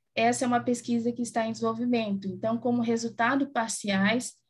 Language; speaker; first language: Spanish; non-native, learner; Portuguese